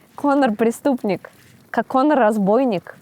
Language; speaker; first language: Russian; native; Russian